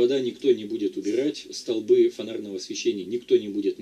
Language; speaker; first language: Russian; native; Russian